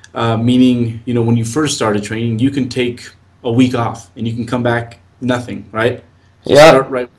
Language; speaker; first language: English; native; English